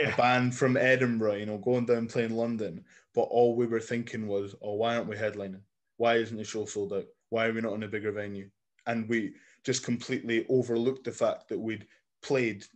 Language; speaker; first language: English; native; English